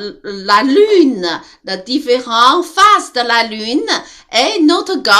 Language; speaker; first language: French; non-native, learner; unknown